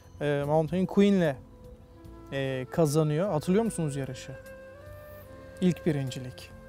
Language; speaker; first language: Turkish; native; Turkish